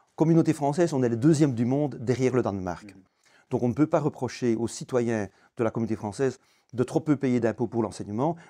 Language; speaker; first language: French; native; French